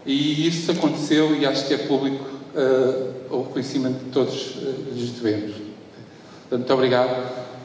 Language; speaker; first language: Portuguese; native; Portuguese